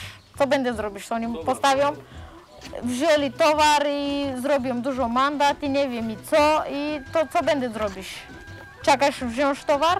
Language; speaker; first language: Polish; non-native, learner; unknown